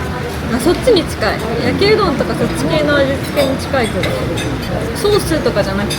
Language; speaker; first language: Japanese; native; Japanese